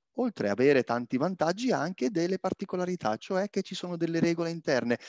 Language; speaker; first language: Italian; native; Italian